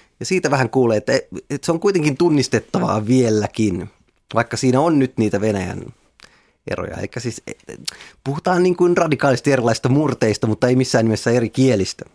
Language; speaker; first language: Finnish; native; Finnish